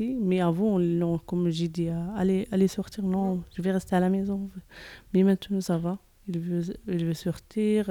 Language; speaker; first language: French; non-native, learner; Arabic